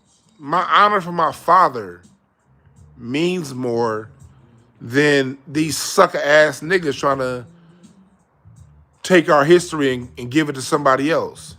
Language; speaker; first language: English; native; English